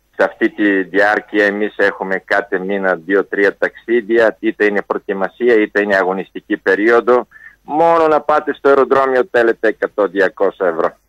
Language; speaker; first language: Greek; non-native, fluent; Bulgarian